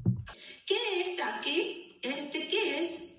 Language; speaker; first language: Spanish; non-native, learner; Korean